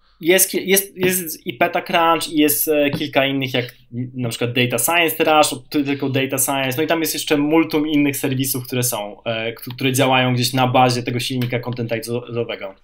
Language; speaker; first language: Polish; native; Polish